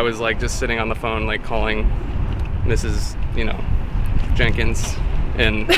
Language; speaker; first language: English; native; English